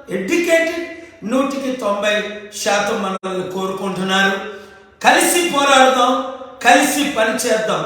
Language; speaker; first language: Telugu; native; Telugu